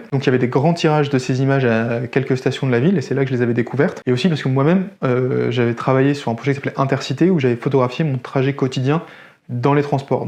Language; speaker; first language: French; native; French